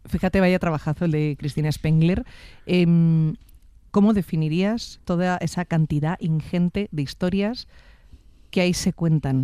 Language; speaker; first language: Spanish; native; Spanish